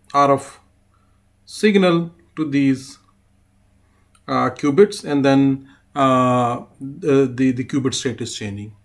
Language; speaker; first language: English; non-native, fluent; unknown